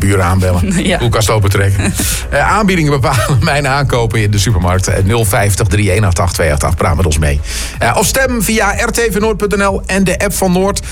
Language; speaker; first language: Dutch; native; Dutch